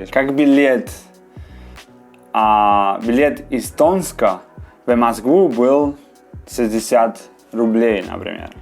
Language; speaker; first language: Russian; non-native, fluent; Spanish